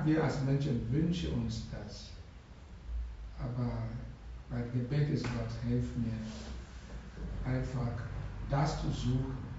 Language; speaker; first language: German; non-native, learner; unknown